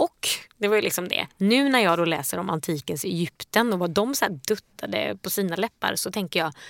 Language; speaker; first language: Swedish; native; Swedish